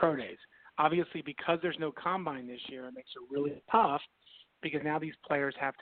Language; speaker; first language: English; native; English